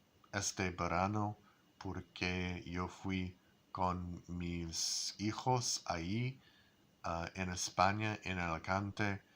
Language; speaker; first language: Spanish; non-native, learner; English